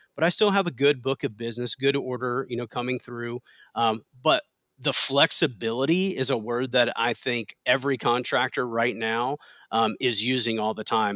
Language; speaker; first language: English; native; English